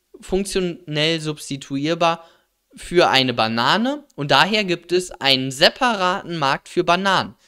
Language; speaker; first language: German; native; German